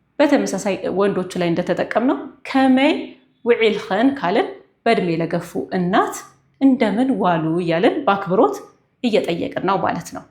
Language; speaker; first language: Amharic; non-native, local second language; Tigrinya